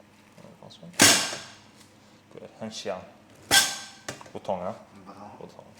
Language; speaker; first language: Chinese; non-native, learner; English